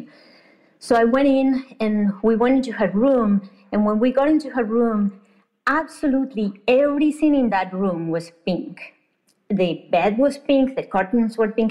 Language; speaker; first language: English; non-native, fluent; Spanish